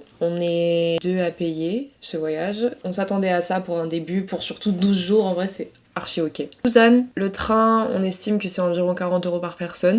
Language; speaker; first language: French; native; French